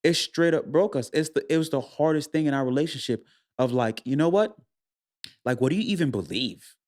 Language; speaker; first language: English; native; English